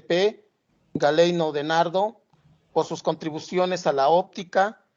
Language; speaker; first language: Spanish; native; Spanish